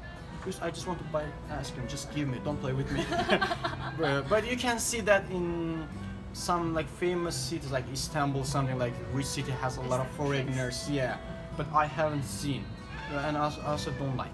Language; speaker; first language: English; non-native, fluent; Turkish